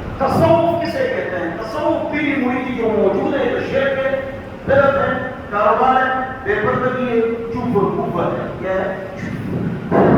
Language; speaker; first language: Urdu; non-native, local second language; Pashto